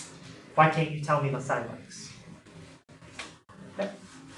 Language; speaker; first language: English; native; English